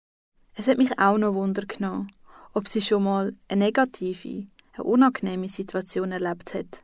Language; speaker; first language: German; native; German